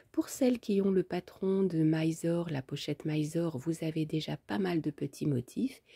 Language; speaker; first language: French; native; French